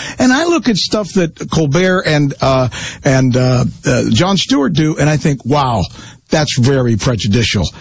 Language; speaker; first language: English; early bilingual, other home language; Spanish